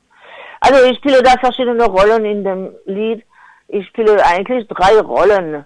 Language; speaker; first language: German; non-native, fluent; French